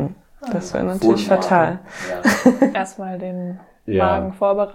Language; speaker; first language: German; native; German